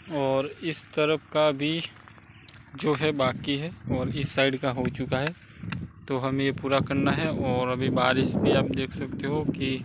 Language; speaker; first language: Hindi; non-native, local second language; Gujarati